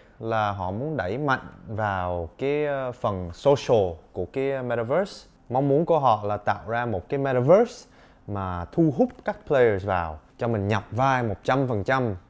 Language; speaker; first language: Vietnamese; early bilingual, heritage; Vietnamese